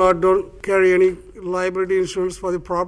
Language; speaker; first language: English; non-native, fluent; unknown